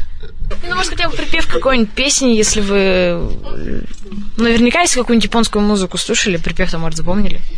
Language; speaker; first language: Russian; native; Russian